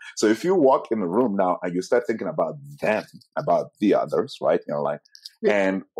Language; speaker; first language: English; non-native, fluent; Italian